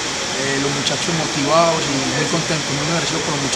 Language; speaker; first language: Spanish; native; Spanish